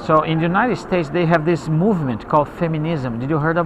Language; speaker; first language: English; non-native, fluent; Portuguese